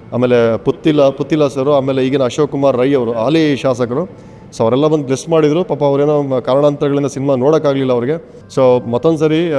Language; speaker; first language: Kannada; native; Kannada